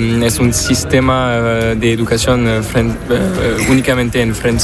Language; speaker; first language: Spanish; non-native, learner; French